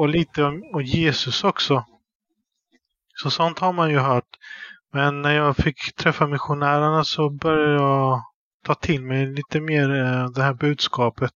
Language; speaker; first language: Swedish; early bilingual, other home language; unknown